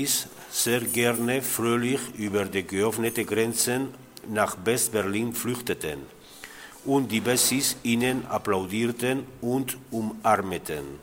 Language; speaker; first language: German; non-native, learner; Spanish